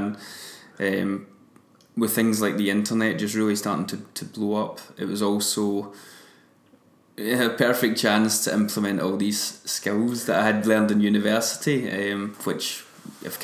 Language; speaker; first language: English; native; English